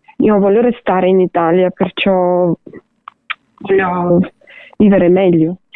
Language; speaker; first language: Italian; non-native, learner; Ukrainian